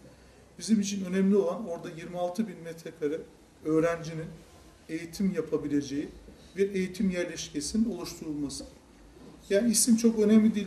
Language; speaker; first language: Turkish; native; Turkish